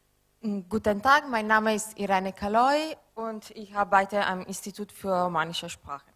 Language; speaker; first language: German; non-native, fluent; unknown